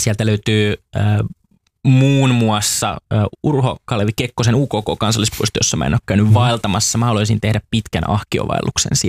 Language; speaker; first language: Finnish; native; Finnish